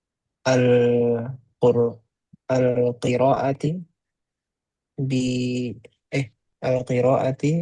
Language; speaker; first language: Arabic; non-native, learner; Indonesian